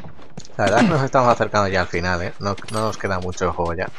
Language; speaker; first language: Spanish; native; Spanish